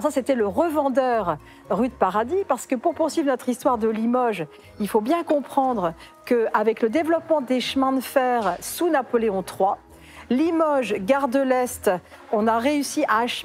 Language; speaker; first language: French; native; French